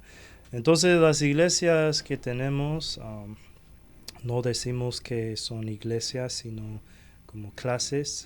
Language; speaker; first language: Spanish; non-native, fluent; Chinese